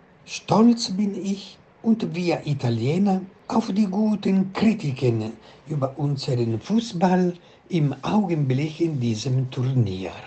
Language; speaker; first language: German; non-native, fluent; Italian